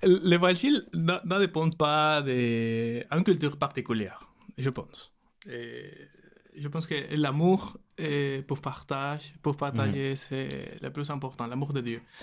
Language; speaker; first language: French; non-native, learner; Spanish